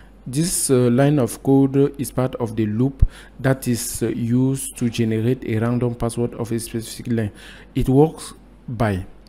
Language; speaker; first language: English; non-native, local second language; French